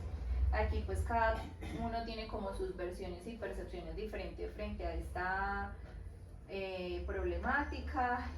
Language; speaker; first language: Spanish; native; Spanish